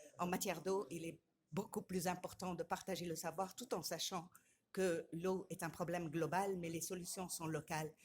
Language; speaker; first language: French; non-native, local second language; Arabic